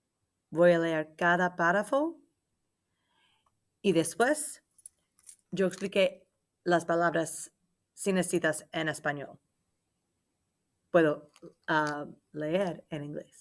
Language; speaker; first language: Spanish; non-native, learner; English